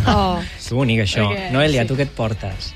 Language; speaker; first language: Catalan; native; Catalan